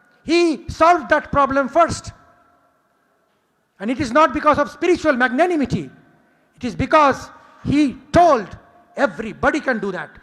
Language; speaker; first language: English; non-native, local second language; Bangla